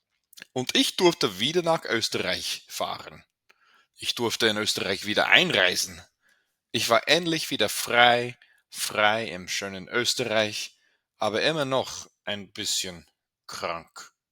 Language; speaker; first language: German; non-native, fluent; English